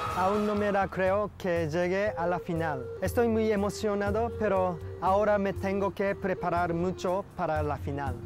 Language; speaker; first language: Spanish; non-native, learner; Japanese